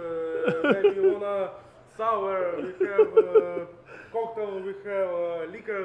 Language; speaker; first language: English; non-native, learner; Ukrainian